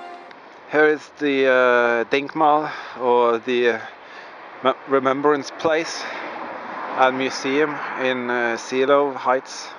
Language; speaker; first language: English; non-native, fluent; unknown